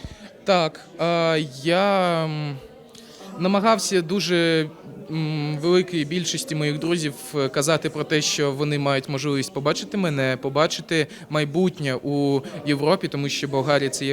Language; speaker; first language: Ukrainian; non-native, local second language; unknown